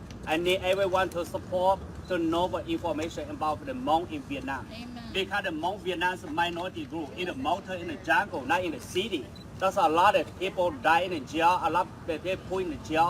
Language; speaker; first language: English; non-native, learner; Hmong